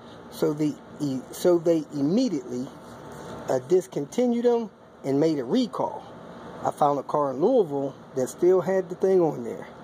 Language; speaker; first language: English; native; English